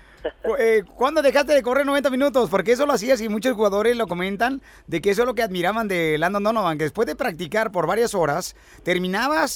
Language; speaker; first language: Spanish; native; Spanish